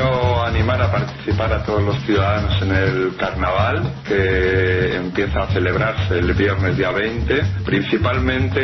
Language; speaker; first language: Spanish; native; Spanish